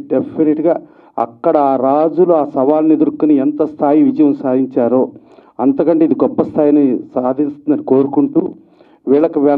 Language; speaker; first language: Telugu; native; Telugu